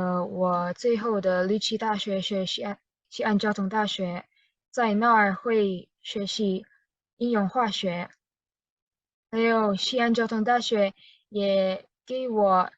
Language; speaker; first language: Chinese; non-native, learner; Indonesian